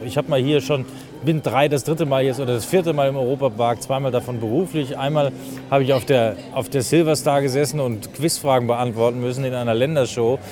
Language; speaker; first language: German; native; German